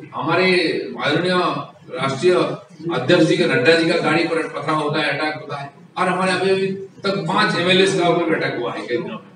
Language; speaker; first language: Hindi; non-native, local second language; Bangla